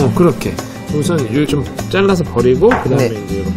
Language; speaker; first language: Korean; native; Korean